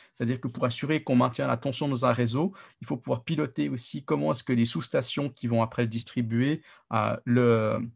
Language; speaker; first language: French; native; French